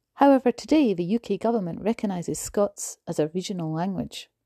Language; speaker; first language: English; native; English